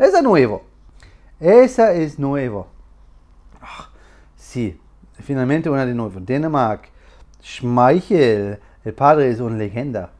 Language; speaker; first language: Spanish; non-native, learner; German